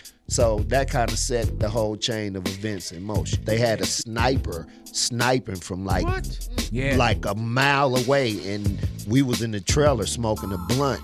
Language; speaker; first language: English; native; English